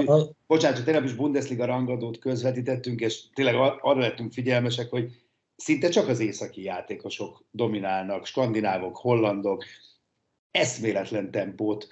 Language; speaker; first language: Hungarian; native; Hungarian